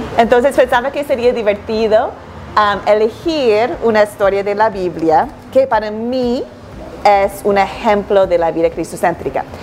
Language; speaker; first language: Spanish; non-native, fluent; English